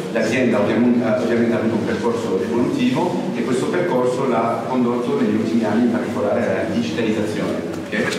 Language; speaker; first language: Italian; non-native, fluent; French